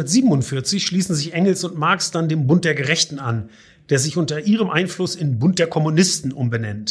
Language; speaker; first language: German; native; German